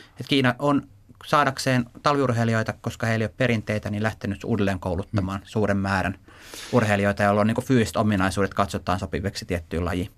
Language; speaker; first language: Finnish; native; Finnish